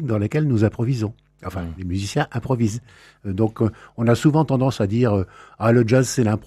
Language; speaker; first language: French; native; French